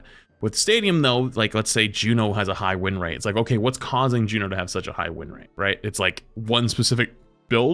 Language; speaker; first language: English; native; English